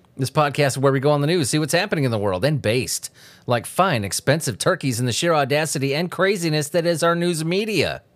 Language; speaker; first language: English; native; English